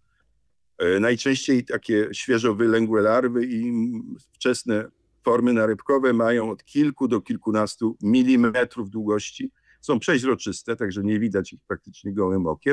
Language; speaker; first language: Polish; native; Polish